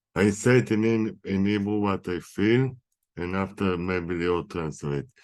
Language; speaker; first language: English; non-native, learner; Hebrew